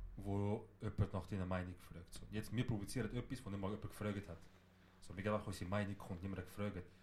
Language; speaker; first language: German; early bilingual, other home language; Kurdish